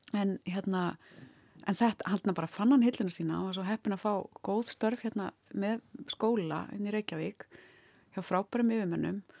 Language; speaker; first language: Icelandic; native; Icelandic